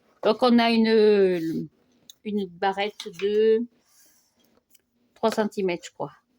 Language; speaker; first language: French; native; French